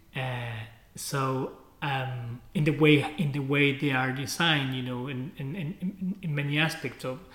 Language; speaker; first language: English; non-native, fluent; Spanish